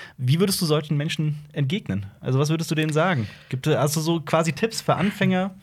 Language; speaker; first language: German; early bilingual, other home language; Turkish